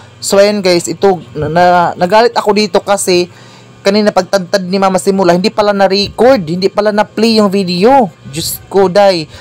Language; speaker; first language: Filipino; non-native, local second language; Cebuano